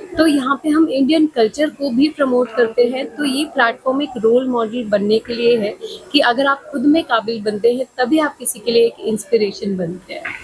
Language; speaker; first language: Hindi; native; Hindi